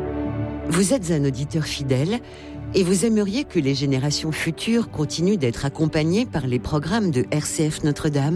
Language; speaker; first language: French; native; French